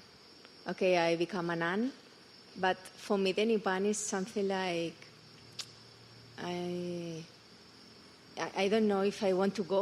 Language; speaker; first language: English; non-native, fluent; Spanish